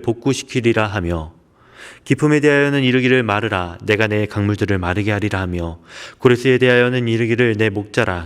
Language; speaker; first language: Korean; native; Korean